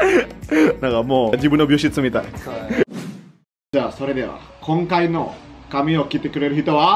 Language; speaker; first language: Japanese; non-native, fluent; Indonesian